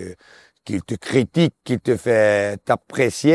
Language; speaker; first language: French; non-native, local second language; Italian